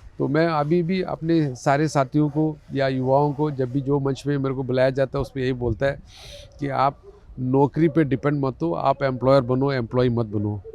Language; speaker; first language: Hindi; non-native, local second language; Malayalam